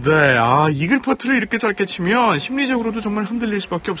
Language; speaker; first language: Korean; native; Korean